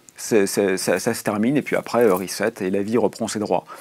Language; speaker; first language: French; native; French